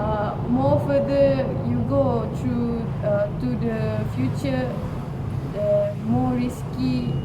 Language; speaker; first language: English; non-native, learner; Malay